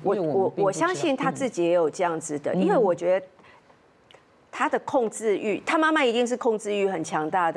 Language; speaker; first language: Chinese; native; Chinese